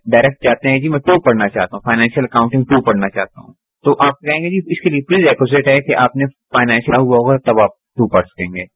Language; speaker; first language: Urdu; native; Urdu